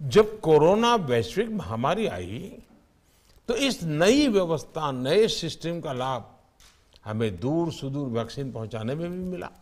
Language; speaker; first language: Hindi; non-native, local second language; Gujarati